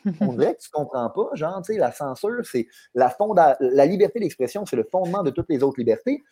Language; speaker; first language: French; native; French